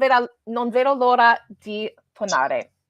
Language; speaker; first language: Italian; non-native, learner; English